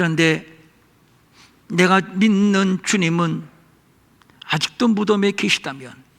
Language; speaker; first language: Korean; native; Korean